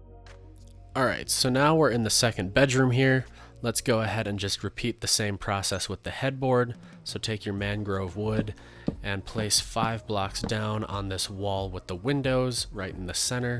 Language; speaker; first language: English; native; English